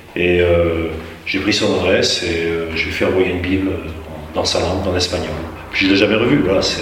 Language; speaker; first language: French; native; French